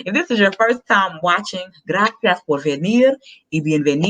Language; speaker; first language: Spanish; non-native, fluent; English